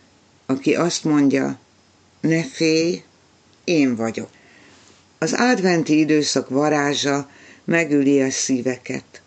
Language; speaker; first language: Hungarian; native; Hungarian